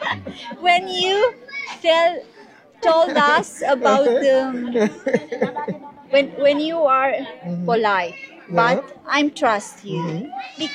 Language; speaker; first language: English; non-native, learner; Romanian